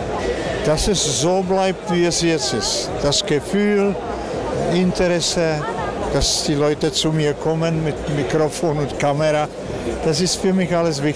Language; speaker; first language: German; non-native, fluent; Czech